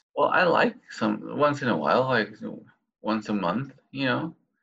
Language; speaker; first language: English; non-native, fluent; Spanish